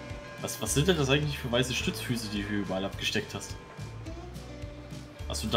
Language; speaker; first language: German; native; German